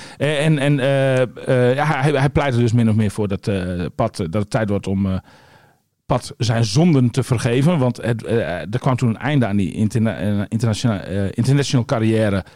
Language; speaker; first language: Dutch; native; Dutch